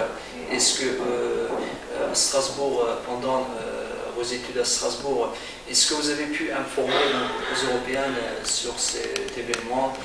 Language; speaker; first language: French; non-native, fluent; Azerbaijani